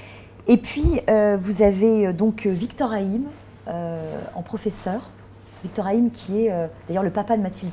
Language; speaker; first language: French; native; French